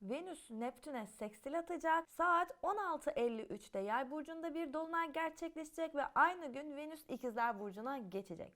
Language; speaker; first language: Turkish; native; Turkish